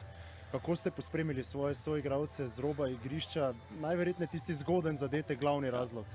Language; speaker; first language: Slovenian; native; Slovenian